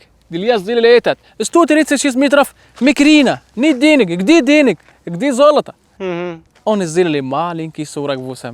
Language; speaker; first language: Russian; non-native, learner; Arabic